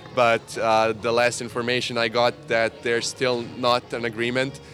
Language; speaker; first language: English; non-native, fluent; Serbian